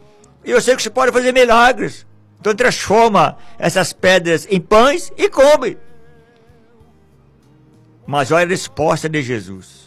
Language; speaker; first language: Portuguese; native; Portuguese